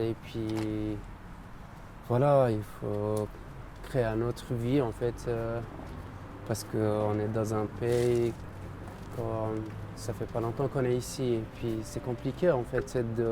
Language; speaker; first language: French; non-native, fluent; Persian